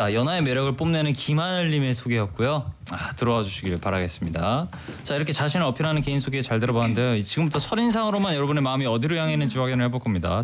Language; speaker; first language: Korean; native; Korean